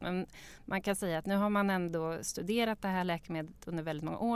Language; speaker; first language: Swedish; native; Swedish